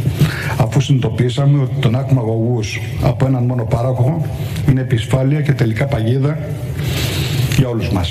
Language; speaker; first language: Greek; native; Greek